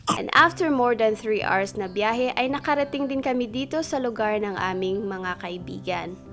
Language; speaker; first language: Filipino; non-native, local second language; Cebuano